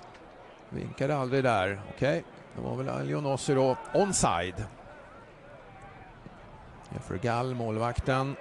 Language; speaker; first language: Swedish; native; Swedish